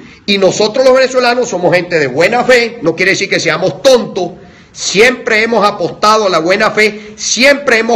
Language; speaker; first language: Spanish; native; Spanish